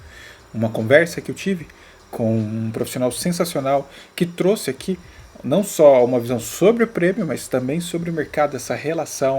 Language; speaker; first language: Portuguese; native; Portuguese